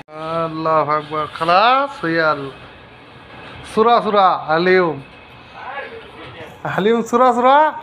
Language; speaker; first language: Arabic; non-native, learner; Bangla